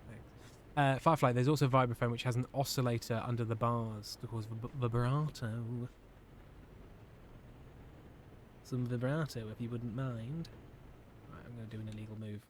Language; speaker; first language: English; native; English